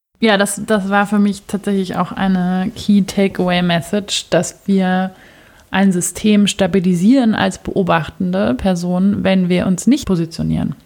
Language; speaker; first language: German; native; German